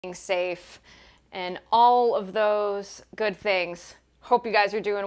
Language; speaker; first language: English; native; English